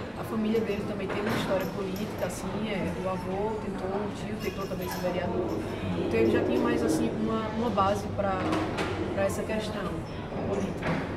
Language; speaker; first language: Portuguese; native; Portuguese